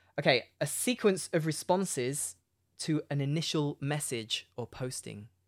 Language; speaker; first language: English; native; English